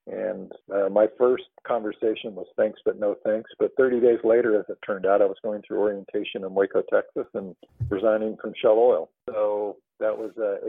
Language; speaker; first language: English; native; English